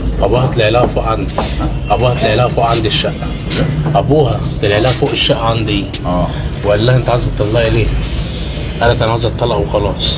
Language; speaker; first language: Arabic; native; Arabic